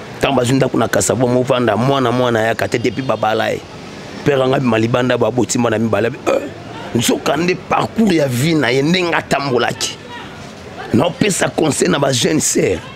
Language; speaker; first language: Lingala; native; Lingala